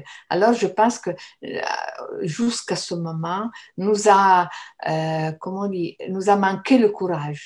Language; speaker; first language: French; non-native, fluent; Italian